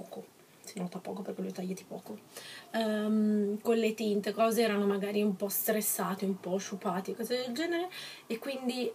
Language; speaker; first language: Italian; native; Italian